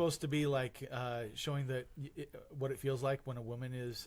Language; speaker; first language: English; native; English